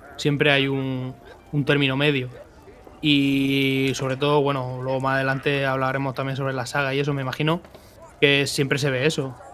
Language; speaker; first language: Spanish; native; Spanish